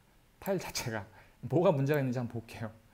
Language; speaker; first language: Korean; native; Korean